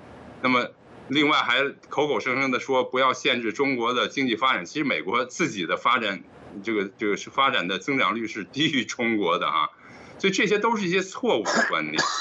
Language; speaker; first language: Chinese; native; Chinese